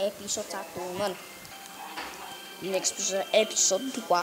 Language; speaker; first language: English; non-native, learner; Indonesian